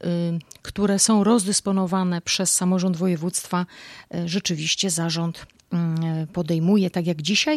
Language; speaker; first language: Polish; native; Polish